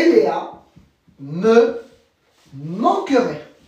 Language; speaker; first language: French; native; French